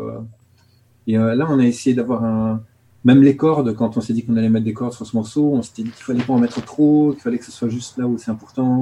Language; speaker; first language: French; native; French